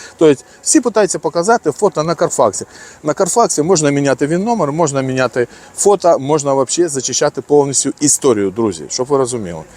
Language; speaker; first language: Ukrainian; non-native, local second language; Russian